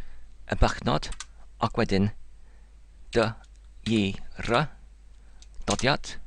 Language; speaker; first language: Welsh; non-native, learner; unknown